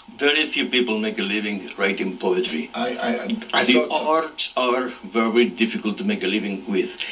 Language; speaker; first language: English; non-native, fluent; Spanish